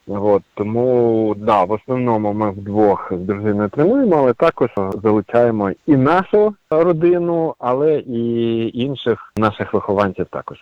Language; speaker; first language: Ukrainian; native; Ukrainian